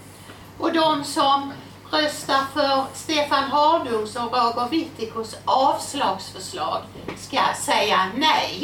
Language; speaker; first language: Swedish; native; Swedish